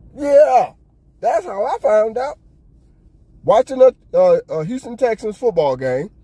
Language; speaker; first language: English; native; English